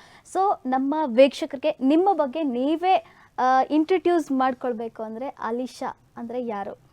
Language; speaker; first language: Kannada; native; Kannada